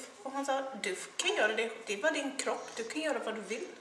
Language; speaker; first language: Swedish; non-native, fluent; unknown